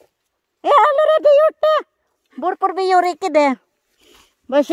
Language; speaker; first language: Norwegian; non-native, learner; Filipino